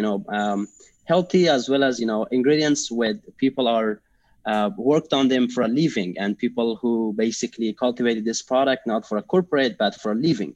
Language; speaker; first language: English; non-native, fluent; Persian